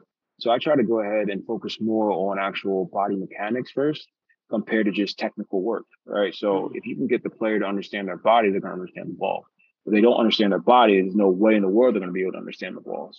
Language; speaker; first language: English; native; English